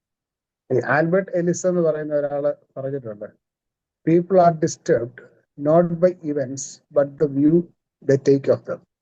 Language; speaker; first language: Malayalam; native; Malayalam